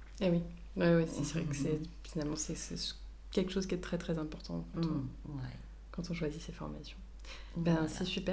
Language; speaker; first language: French; native; French